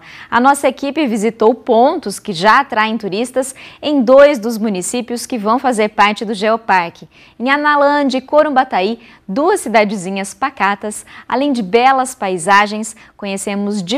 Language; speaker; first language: Portuguese; native; Portuguese